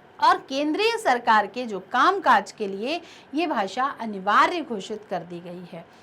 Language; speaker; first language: Hindi; native; Hindi